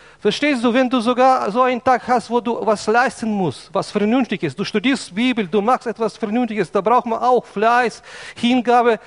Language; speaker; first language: German; non-native, fluent; Russian